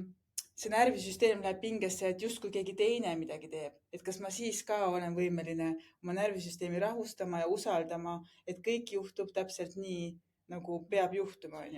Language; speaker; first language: Estonian; native; Estonian